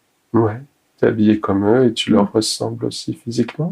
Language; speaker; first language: French; native; French